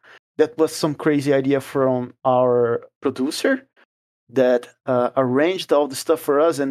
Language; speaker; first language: English; non-native, fluent; Portuguese